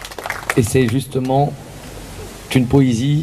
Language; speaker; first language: French; non-native, local second language; Arabic